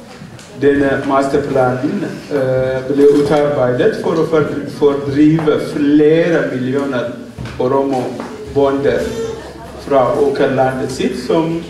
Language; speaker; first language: Norwegian; non-native, fluent; Oromo